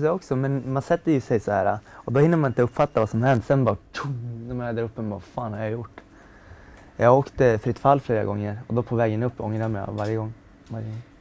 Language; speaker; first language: Swedish; native; Swedish